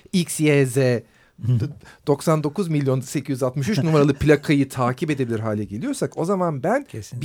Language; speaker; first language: Turkish; native; Turkish